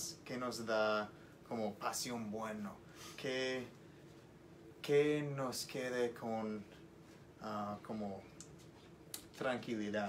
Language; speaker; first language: Spanish; non-native, learner; English